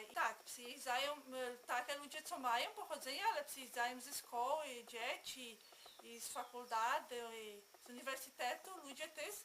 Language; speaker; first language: Polish; early bilingual, heritage; Polish